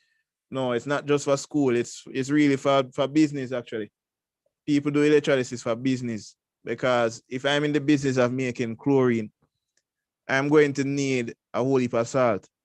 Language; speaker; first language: English; native; English